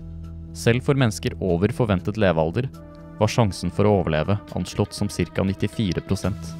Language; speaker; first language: Norwegian; native; Norwegian